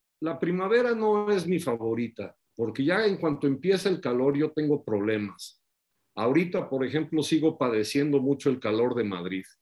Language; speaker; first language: Spanish; native; Spanish